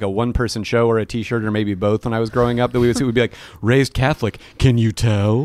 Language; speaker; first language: English; native; English